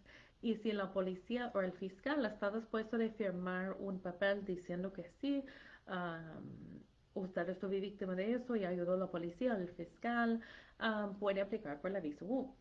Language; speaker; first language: Spanish; non-native, fluent; English